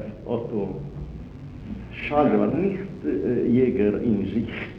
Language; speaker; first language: German; non-native, fluent; Italian